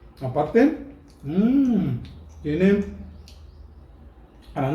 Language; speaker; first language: Spanish; native; Spanish